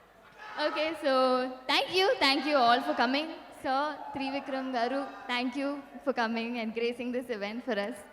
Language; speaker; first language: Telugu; non-native, learner; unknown